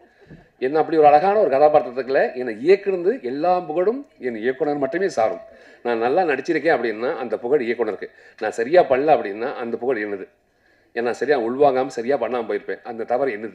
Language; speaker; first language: Tamil; native; Tamil